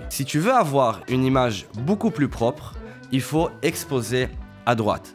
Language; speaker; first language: French; native; French